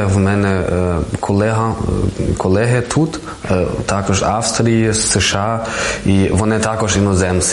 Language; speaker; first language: Ukrainian; non-native, learner; German